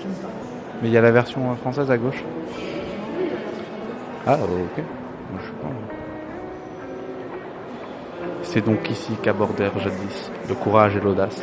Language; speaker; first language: French; native; French